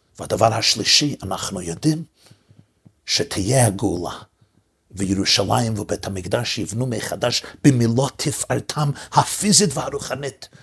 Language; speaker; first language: Hebrew; early bilingual, heritage; English